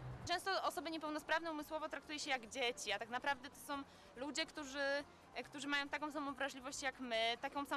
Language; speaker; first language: Polish; native; Polish